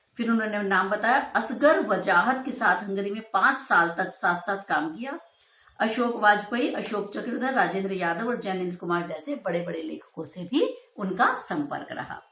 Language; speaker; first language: Hindi; native; Hindi